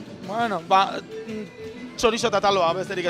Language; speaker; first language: Basque; native; Basque